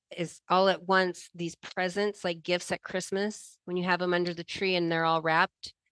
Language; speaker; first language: English; native; English